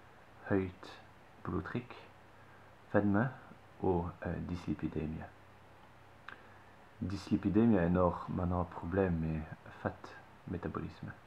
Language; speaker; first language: Norwegian; non-native, fluent; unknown